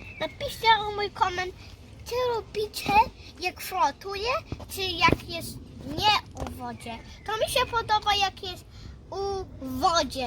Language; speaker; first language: Polish; early bilingual, heritage; Polish